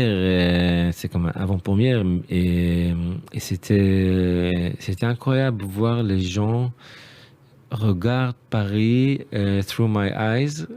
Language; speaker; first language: French; non-native, learner; Hebrew